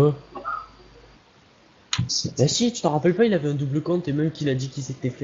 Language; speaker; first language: French; native; French